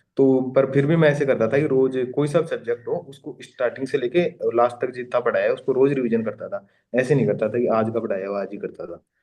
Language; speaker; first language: Hindi; native; Hindi